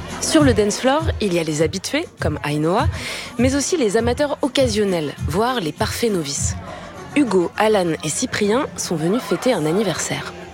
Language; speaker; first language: French; native; French